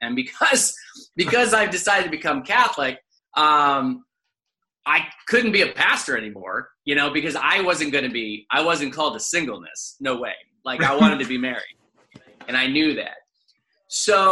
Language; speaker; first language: English; native; English